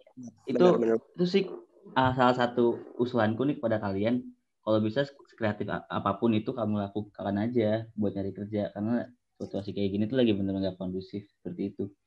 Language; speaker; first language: Indonesian; native; Indonesian